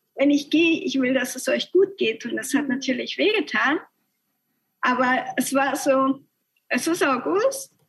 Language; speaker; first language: German; early bilingual, other home language; Spanish